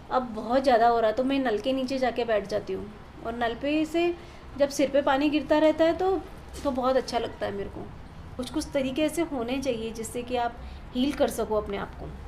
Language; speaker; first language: Hindi; native; Hindi